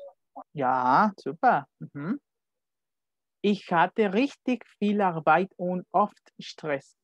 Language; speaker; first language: German; non-native, fluent; Spanish